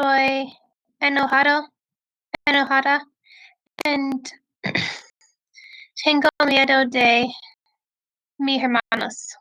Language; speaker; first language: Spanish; non-native, learner; English